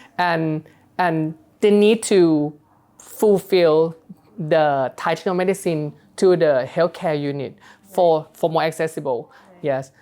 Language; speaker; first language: English; non-native, learner; Thai